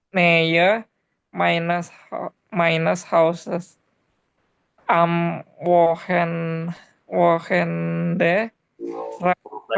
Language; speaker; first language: German; non-native, learner; Indonesian